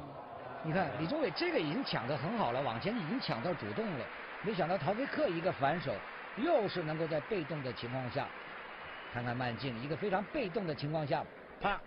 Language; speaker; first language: Chinese; native; Chinese